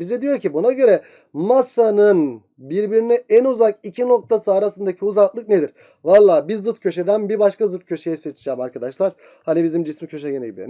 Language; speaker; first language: Turkish; native; Turkish